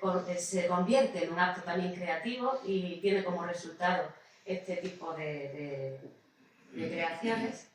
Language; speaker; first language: Spanish; native; Spanish